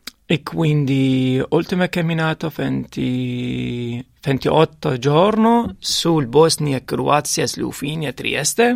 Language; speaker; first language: Italian; non-native, learner; Arabic